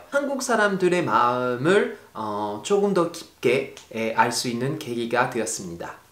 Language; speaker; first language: Korean; non-native, fluent; French